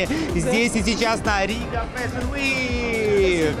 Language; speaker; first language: Russian; native; Russian